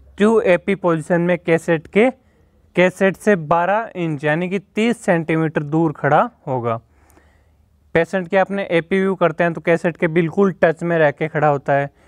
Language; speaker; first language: Hindi; native; Hindi